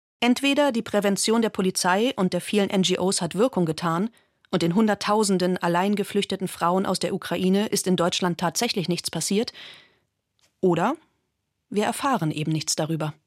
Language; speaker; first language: German; native; German